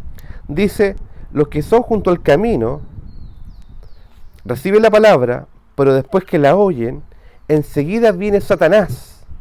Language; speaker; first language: Spanish; native; Spanish